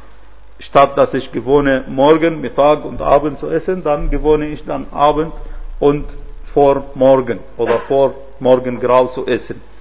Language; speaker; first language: German; non-native, fluent; Arabic